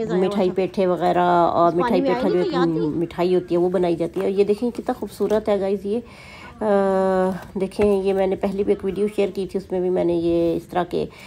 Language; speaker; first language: Urdu; native; Urdu